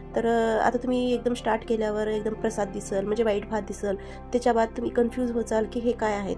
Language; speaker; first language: Marathi; early bilingual, heritage; Marathi